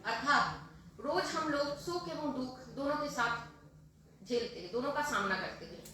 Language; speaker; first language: Hindi; non-native, local second language; Bangla